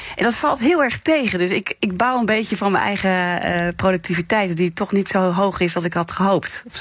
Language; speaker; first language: Dutch; native; Dutch